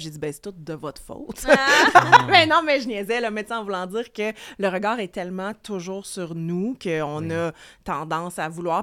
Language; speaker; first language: French; native; French